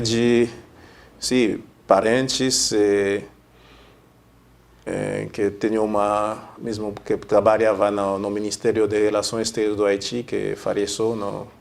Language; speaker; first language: Portuguese; non-native, fluent; Haitian Creole